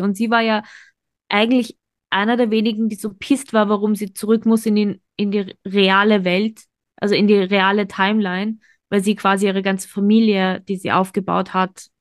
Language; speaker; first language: German; native; German